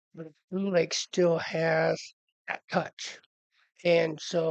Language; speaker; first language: English; native; English